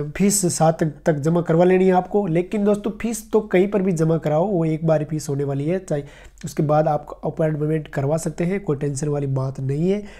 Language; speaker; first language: Hindi; native; Hindi